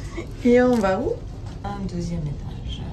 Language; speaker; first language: French; non-native, learner; Croatian